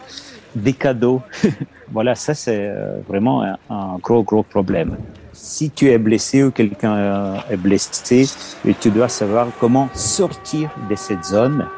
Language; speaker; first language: French; non-native, fluent; Ukrainian